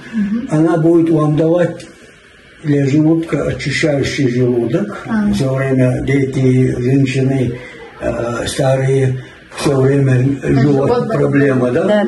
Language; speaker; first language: Russian; non-native, fluent; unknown